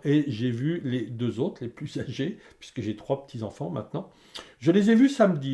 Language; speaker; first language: French; native; French